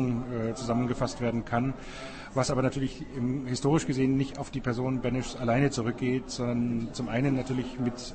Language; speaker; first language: German; native; German